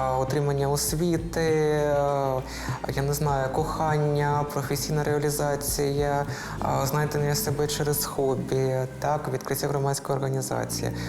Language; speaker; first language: Ukrainian; non-native, fluent; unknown